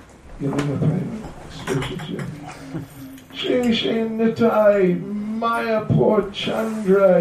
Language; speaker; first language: Russian; non-native, learner; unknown